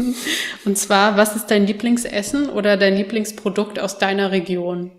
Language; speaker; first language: German; native; German